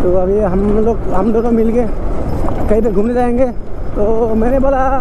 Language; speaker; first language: Hindi; non-native, local second language; Assamese